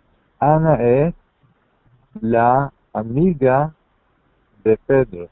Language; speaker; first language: Spanish; non-native, learner; English